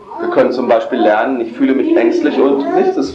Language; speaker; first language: German; native; German